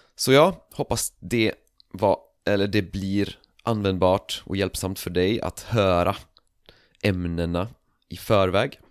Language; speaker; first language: Swedish; native; Swedish